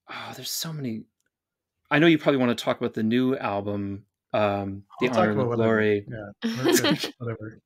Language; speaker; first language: English; native; English